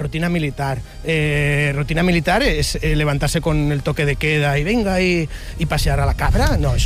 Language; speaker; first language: Spanish; native; Spanish